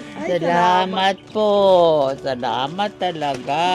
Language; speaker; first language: Filipino; non-native, local second language; Cebuano